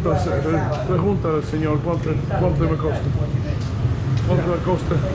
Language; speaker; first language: Spanish; non-native, learner; English